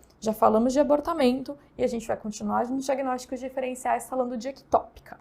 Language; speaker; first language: Portuguese; native; Portuguese